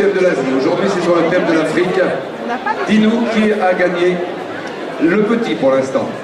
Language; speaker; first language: French; native; French